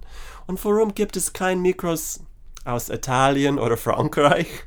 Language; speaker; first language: German; non-native, learner; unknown